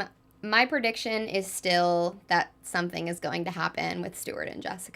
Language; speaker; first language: English; native; English